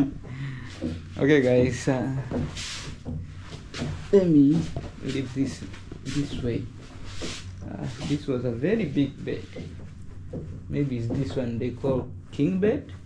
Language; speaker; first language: English; non-native, fluent; Rundi